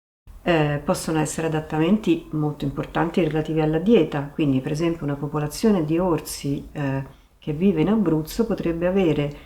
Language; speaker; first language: Italian; native; Italian